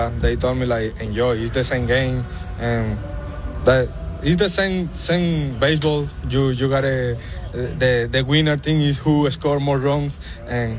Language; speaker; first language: English; non-native, fluent; Spanish